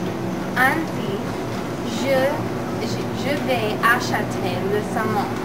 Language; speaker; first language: French; non-native, learner; English